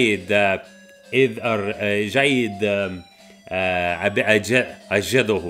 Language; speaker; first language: Arabic; non-native, learner; English